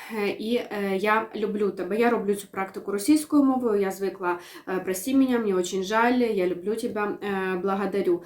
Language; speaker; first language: Ukrainian; non-native, local second language; Russian